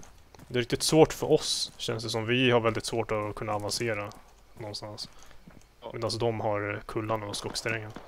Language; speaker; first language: Swedish; native; Swedish